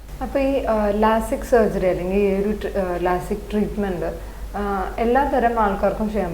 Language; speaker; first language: Malayalam; native; Malayalam